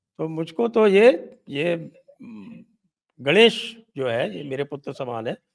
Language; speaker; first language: Hindi; native; Hindi